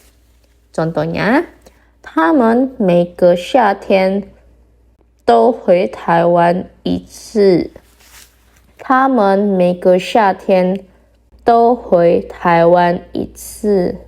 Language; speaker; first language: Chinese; non-native, fluent; Indonesian